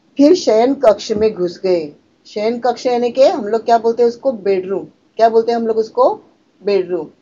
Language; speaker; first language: Hindi; non-native, local second language; Marathi